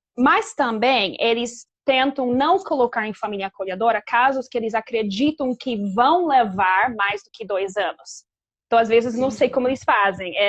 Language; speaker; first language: Portuguese; non-native, fluent; English